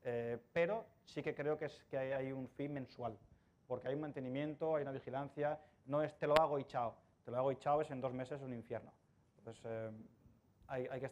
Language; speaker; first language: Spanish; native; Spanish